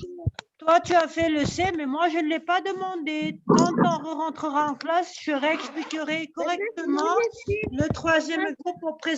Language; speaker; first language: French; non-native, local second language; Arabic